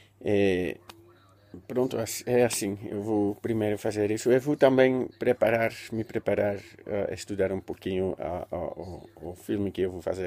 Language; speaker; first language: Portuguese; non-native, learner; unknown